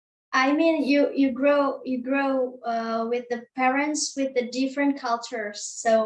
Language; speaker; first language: English; non-native, learner; Indonesian